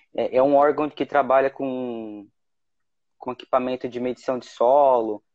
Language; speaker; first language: Portuguese; native; Portuguese